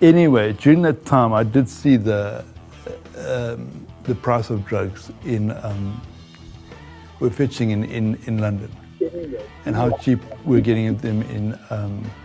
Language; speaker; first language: English; native; English